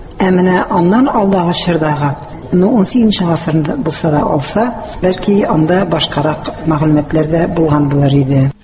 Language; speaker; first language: Tatar; native; Tatar